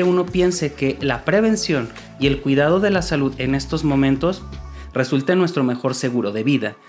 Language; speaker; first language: Spanish; native; Spanish